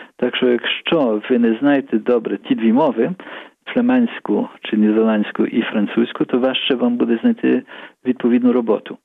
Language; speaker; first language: Ukrainian; early bilingual, heritage; Ukrainian